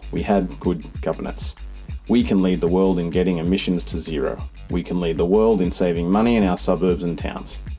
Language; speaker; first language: English; native; English